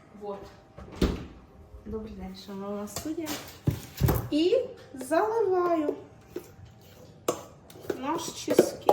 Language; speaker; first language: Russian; non-native, local second language; Ukrainian